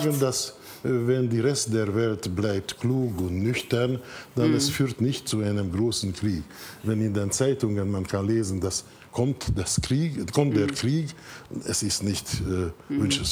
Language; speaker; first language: German; non-native, fluent; Hungarian